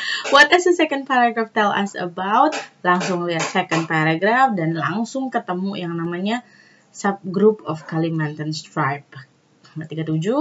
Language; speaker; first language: English; non-native, fluent; Indonesian